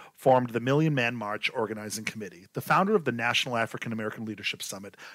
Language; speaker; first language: English; native; English